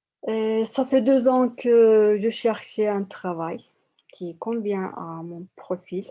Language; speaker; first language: French; non-native, learner; Turkish